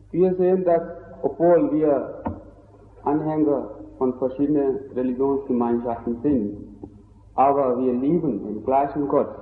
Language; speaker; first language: German; non-native, fluent; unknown